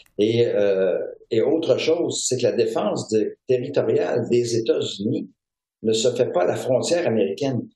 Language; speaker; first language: French; native; French